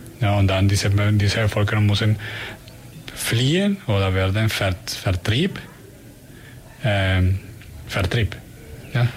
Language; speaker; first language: German; non-native, learner; Spanish